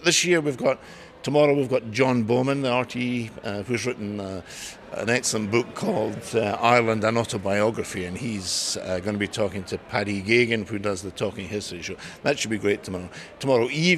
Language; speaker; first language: English; native; English